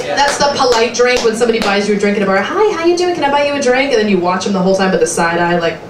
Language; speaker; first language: English; native; English